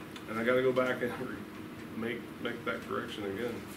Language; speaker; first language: English; native; English